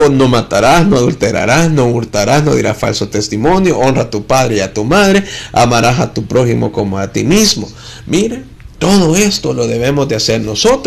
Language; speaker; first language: Spanish; native; Spanish